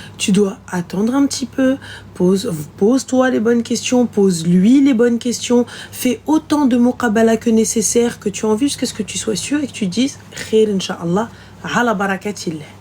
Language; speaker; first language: French; native; French